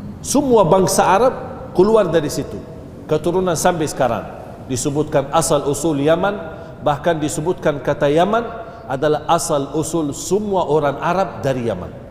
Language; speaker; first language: Malay; non-native, fluent; Arabic